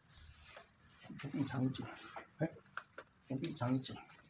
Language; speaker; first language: Chinese; native; Chinese